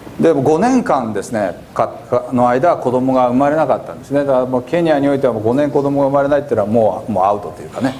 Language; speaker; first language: Japanese; native; Japanese